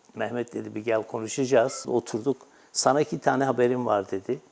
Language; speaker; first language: Turkish; native; Turkish